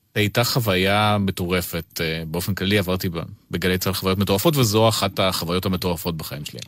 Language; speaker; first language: Hebrew; early bilingual, other home language; Russian